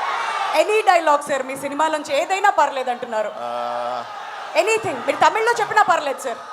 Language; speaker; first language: Telugu; native; Telugu